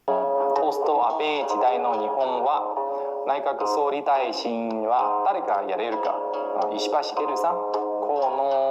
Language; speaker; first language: Japanese; non-native, learner; Chinese